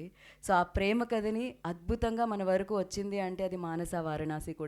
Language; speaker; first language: Telugu; native; Telugu